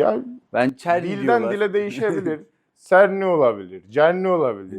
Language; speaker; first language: Turkish; native; Turkish